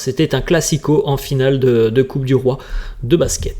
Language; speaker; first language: French; native; French